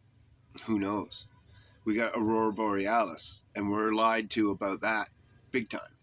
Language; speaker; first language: English; native; English